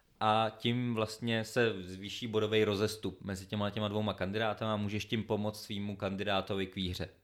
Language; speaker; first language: Czech; native; Czech